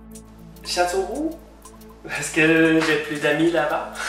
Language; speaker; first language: French; non-native, fluent; English